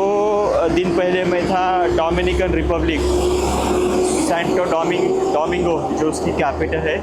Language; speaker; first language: Hindi; non-native, local second language; Marathi